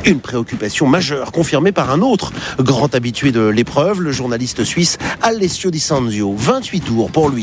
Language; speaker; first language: French; native; French